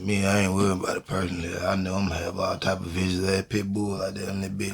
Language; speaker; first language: English; native; English